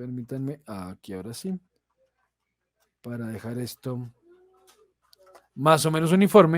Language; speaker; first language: Spanish; native; Spanish